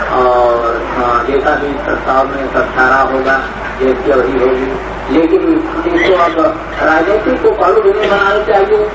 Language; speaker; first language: Hindi; native; Hindi